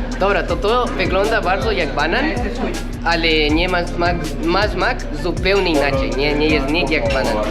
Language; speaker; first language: Polish; non-native, learner; Spanish